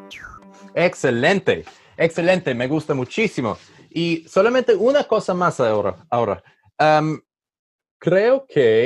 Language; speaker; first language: Spanish; non-native, learner; English